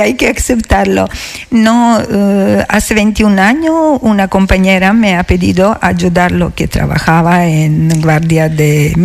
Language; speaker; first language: Spanish; non-native, learner; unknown